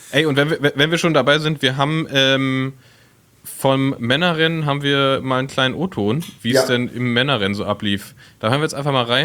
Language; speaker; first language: German; native; German